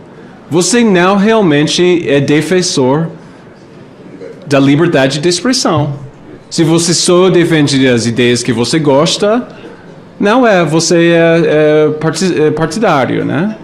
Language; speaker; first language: Portuguese; non-native, fluent; English